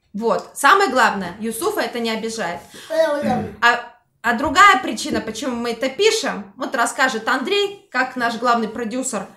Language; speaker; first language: Russian; native; Russian